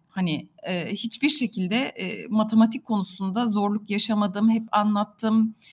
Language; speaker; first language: Turkish; native; Turkish